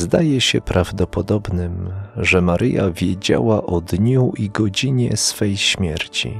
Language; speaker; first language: Polish; native; Polish